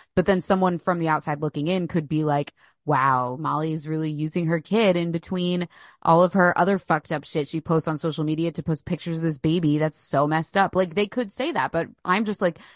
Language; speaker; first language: English; native; English